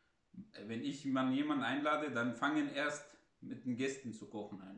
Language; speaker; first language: German; non-native, fluent; Arabic